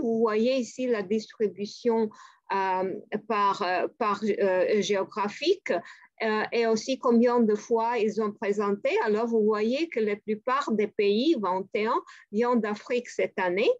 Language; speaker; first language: French; non-native, fluent; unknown